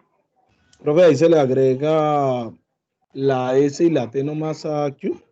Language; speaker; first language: Spanish; native; Spanish